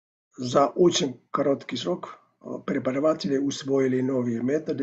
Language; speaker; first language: Russian; non-native, fluent; Finnish